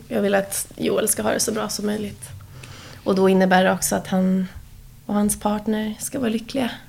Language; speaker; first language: Swedish; early bilingual, heritage; Swedish